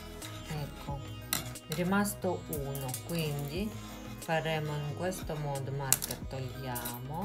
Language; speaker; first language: Italian; non-native, fluent; Russian